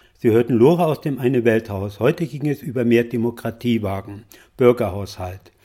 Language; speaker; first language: German; native; German